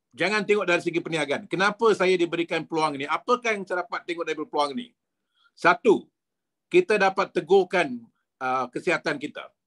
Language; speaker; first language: Malay; native; Malay